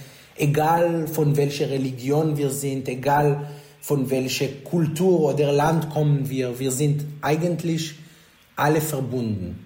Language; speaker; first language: German; non-native, learner; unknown